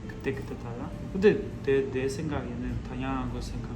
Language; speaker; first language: Korean; non-native, fluent; Russian